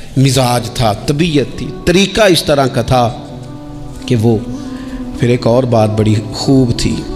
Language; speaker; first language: Urdu; non-native, local second language; Punjabi